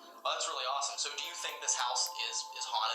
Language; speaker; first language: English; native; English